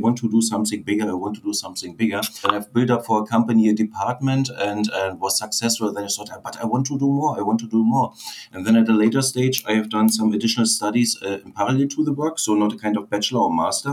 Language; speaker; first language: English; non-native, fluent; German